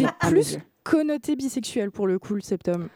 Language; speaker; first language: French; native; French